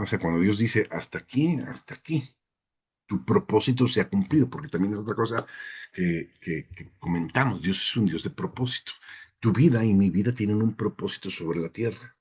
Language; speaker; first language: Spanish; native; Spanish